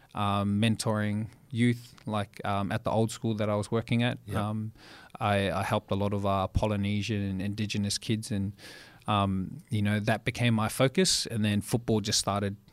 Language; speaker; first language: English; native; English